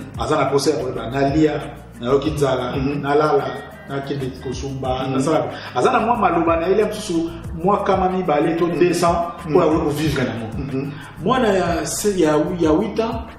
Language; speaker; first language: Lingala; native; Lingala